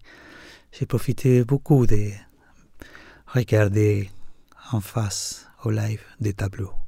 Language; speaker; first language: French; non-native, learner; Spanish